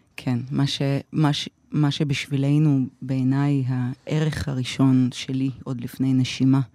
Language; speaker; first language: Hebrew; non-native, fluent; Azerbaijani